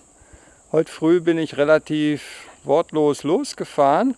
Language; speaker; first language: German; native; German